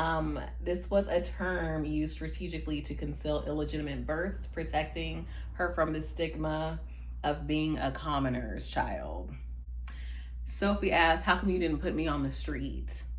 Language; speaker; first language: English; native; English